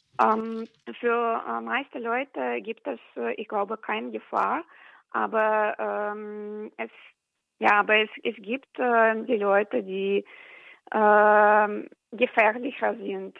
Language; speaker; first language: German; non-native, fluent; Russian